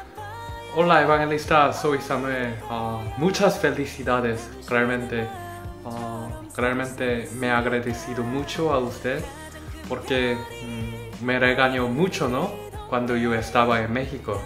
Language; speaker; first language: Spanish; non-native, learner; Korean